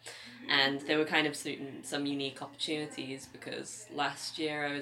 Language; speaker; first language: English; native; English